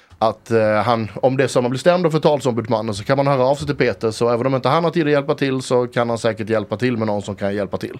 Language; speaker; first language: Swedish; native; Swedish